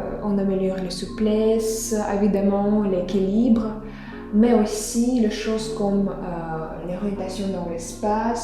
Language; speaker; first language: French; non-native, fluent; Russian